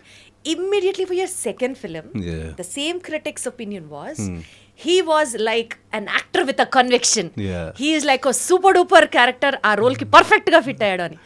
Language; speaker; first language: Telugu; native; Telugu